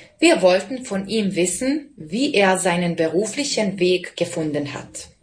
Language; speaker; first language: German; non-native, fluent; Serbian